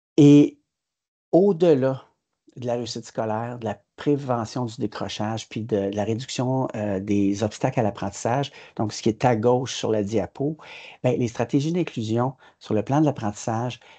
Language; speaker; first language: French; native; French